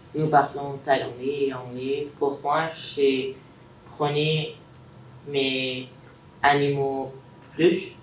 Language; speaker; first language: French; non-native, learner; Thai